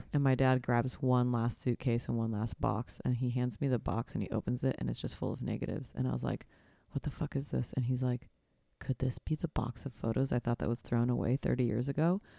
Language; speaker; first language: English; early bilingual, other home language; Polish